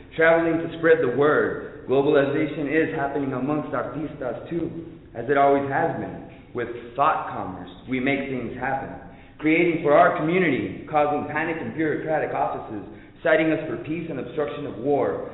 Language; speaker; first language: English; early bilingual, other home language; Spanish